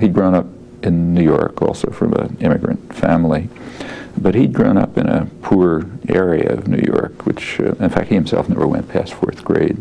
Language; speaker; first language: English; native; English